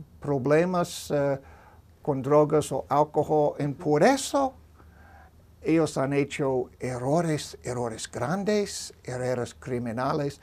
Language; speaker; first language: Spanish; non-native, fluent; English